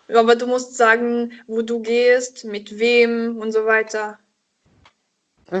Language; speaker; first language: German; non-native, learner; Italian